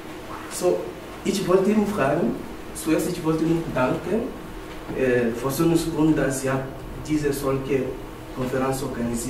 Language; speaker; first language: German; non-native, learner; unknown